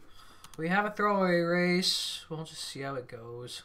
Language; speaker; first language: English; native; English